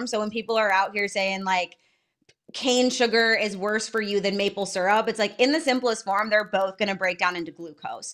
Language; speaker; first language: English; native; English